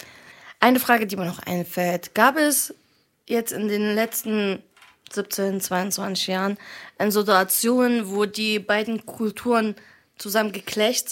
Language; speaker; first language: German; early bilingual, other home language; Arabic